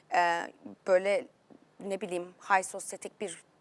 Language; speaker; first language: Turkish; native; Turkish